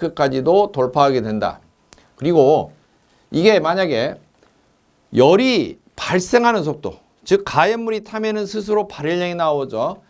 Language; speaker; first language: Korean; native; Korean